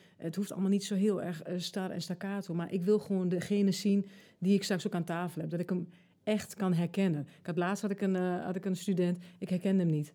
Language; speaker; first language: Dutch; early bilingual, other home language; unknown